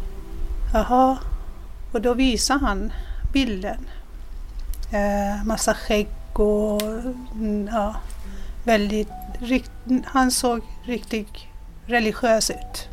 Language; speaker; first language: Swedish; non-native, fluent; Persian